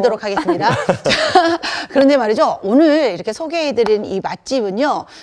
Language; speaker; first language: Korean; native; Korean